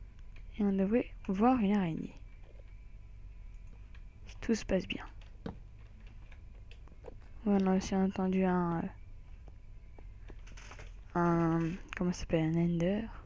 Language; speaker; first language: French; native; French